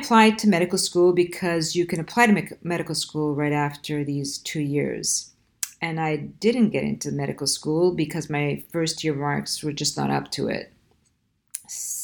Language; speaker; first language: English; early bilingual, other home language; Italian